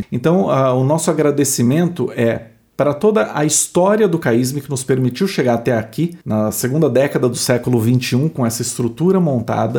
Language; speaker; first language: Portuguese; native; Portuguese